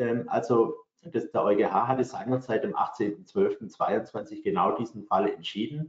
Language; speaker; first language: German; native; German